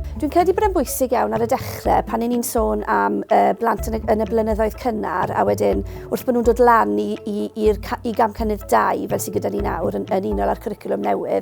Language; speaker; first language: Welsh; native; Welsh